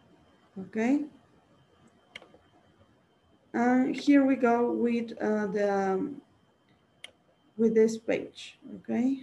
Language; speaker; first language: English; non-native, learner; Spanish